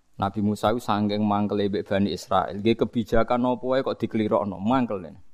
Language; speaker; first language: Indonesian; non-native, local second language; Javanese